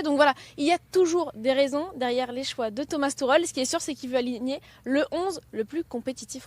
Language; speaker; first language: French; native; French